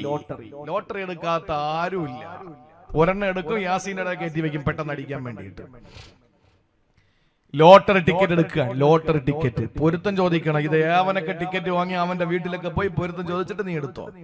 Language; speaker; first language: Malayalam; native; Malayalam